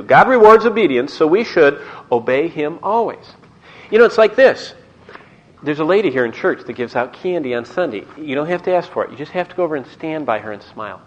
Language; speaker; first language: English; native; English